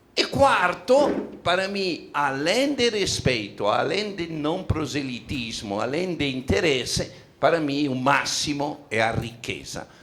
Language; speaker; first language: Portuguese; non-native, fluent; Italian